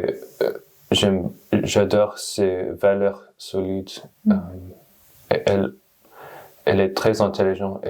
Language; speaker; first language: French; non-native, learner; English